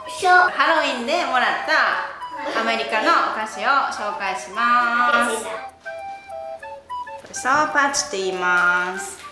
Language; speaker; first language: Japanese; native; Japanese